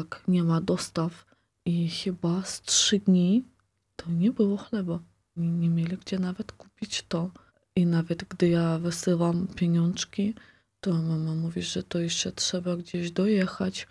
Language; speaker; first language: Polish; non-native, local second language; Ukrainian